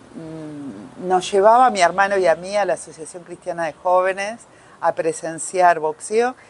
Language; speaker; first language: Spanish; native; Spanish